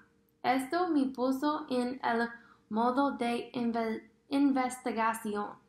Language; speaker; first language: Spanish; non-native, fluent; English